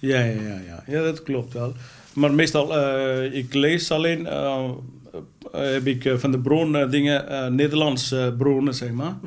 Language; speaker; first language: Dutch; non-native, fluent; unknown